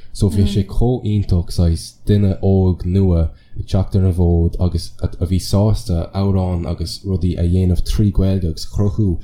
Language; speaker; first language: Irish; non-native, local second language; English